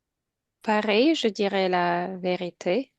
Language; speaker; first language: French; non-native, learner; Ukrainian